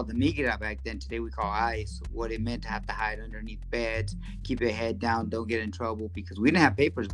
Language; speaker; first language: English; early bilingual, other home language; Spanish